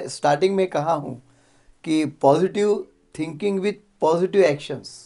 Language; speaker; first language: Hindi; non-native, local second language; Marathi